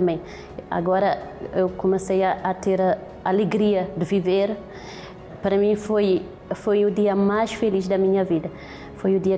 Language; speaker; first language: Portuguese; non-native, local second language; Kabuverdianu